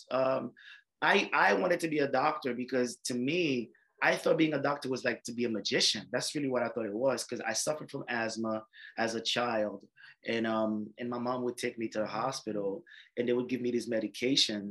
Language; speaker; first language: English; non-native, fluent; French